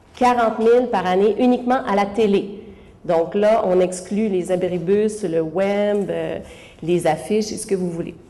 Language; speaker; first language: French; native; French